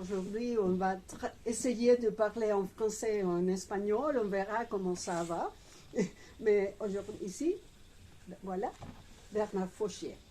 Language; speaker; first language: French; non-native, fluent; Spanish